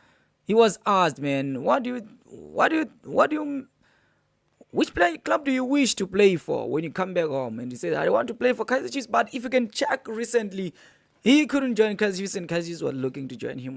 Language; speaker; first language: English; non-native, local second language; Zulu